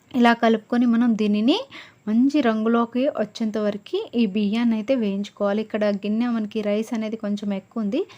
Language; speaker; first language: Telugu; non-native, local second language; Lambadi